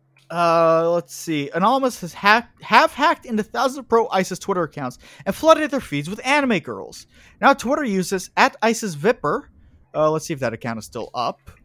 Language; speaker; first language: English; native; English